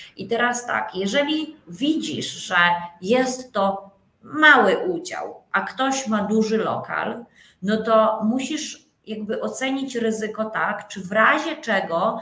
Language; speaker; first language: Polish; native; Polish